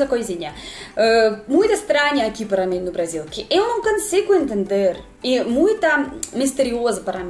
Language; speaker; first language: Portuguese; non-native, learner; Russian